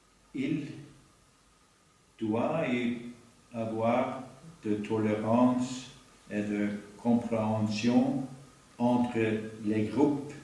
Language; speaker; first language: French; non-native, learner; Norwegian